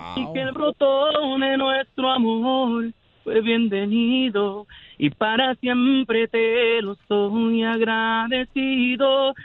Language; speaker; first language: Spanish; native; Spanish